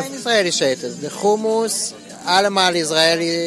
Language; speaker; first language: Dutch; non-native, learner; Hebrew